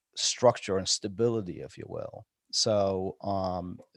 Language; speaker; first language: English; non-native, fluent; Polish